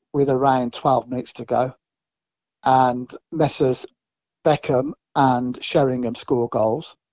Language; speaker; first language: English; native; English